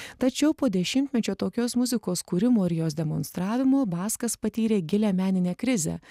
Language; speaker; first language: Lithuanian; native; Lithuanian